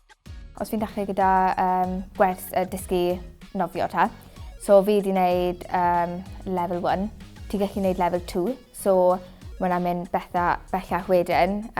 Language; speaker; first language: Welsh; native; Welsh